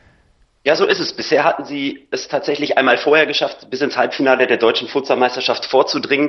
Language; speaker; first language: German; native; German